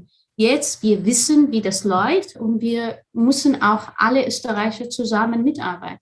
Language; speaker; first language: German; non-native, fluent; Arabic